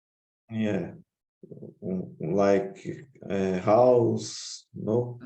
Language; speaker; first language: English; non-native, learner; Portuguese